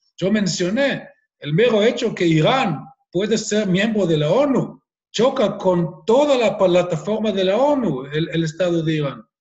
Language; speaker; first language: Spanish; non-native, fluent; Hebrew